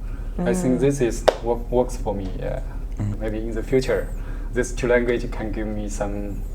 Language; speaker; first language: English; non-native, learner; Chinese